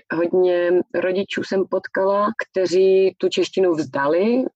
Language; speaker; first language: Czech; native; Czech